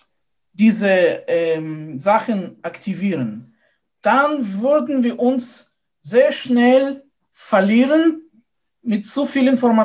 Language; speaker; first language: German; non-native, fluent; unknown